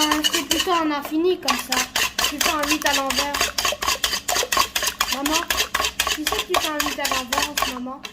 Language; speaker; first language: French; native; French